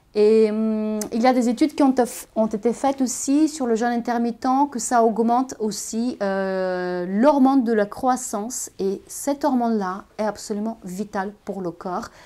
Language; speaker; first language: French; non-native, fluent; Bulgarian